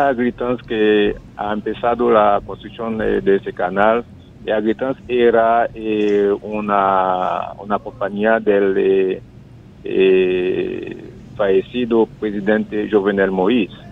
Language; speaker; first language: Spanish; non-native, fluent; Haitian Creole